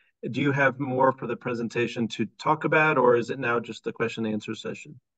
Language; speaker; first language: English; native; English